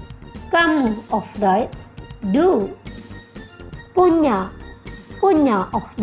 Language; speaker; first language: German; non-native, fluent; Indonesian